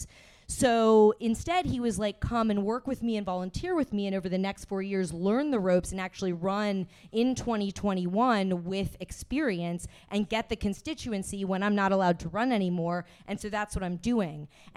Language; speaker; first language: English; native; English